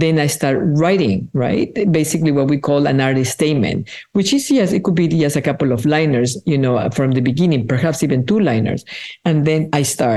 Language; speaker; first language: English; non-native, fluent; Spanish